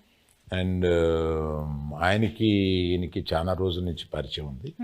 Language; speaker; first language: Telugu; native; Telugu